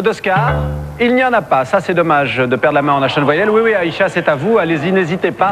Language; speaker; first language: French; native; French